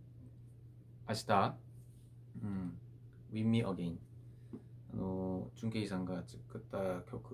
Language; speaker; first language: Japanese; non-native, learner; Korean